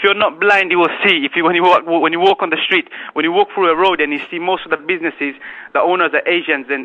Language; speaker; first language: English; non-native, local second language; Bangla